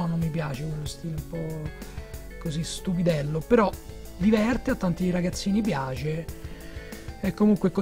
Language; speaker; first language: Italian; native; Italian